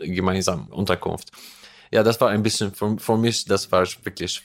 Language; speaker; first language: German; non-native, learner; Arabic